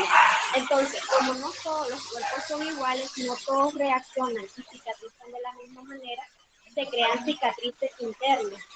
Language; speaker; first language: Spanish; native; Spanish